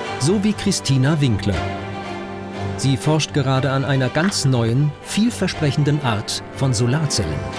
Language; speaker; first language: German; native; German